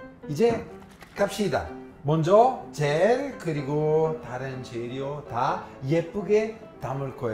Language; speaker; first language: Korean; non-native, fluent; Italian